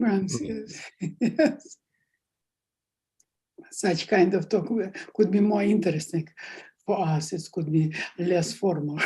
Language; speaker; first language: English; non-native, fluent; Russian